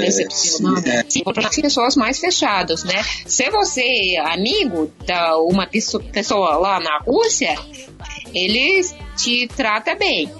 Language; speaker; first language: Portuguese; non-native, learner; Russian